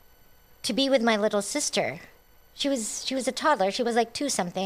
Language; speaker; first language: English; non-native, local second language; Cebuano